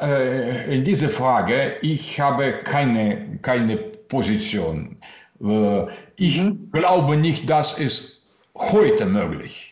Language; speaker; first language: German; non-native, learner; Russian